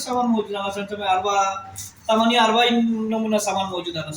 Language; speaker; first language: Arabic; non-native, learner; Bangla